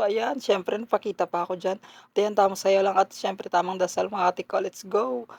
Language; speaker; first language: Filipino; non-native, local second language; Hiligaynon